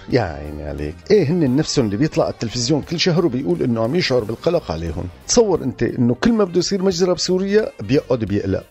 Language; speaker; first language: Arabic; native; Arabic